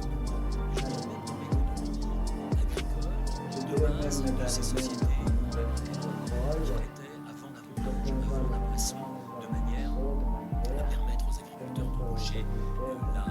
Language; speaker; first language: French; native; French